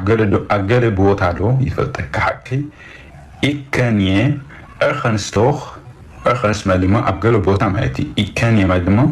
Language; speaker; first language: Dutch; non-native, fluent; Tigrinya